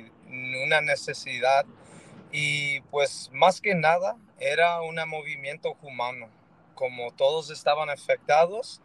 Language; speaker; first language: Spanish; early bilingual, heritage; Spanish